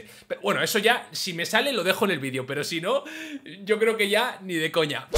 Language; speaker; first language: Spanish; native; Spanish